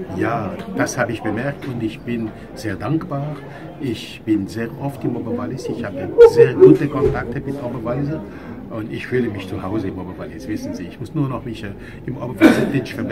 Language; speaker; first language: German; non-native, local second language; French